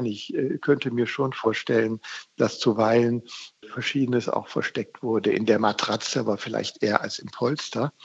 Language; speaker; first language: German; native; German